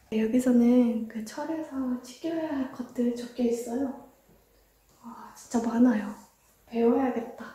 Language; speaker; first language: Korean; non-native, fluent; Estonian